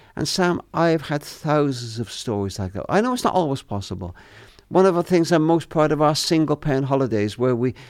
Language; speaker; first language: English; native; English